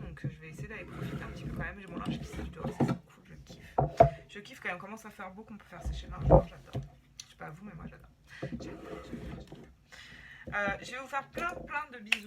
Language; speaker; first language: French; native; French